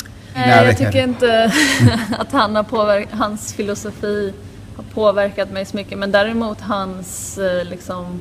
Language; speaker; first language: Swedish; native; Swedish